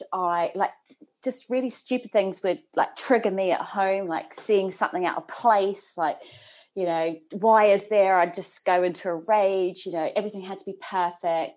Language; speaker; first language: English; native; English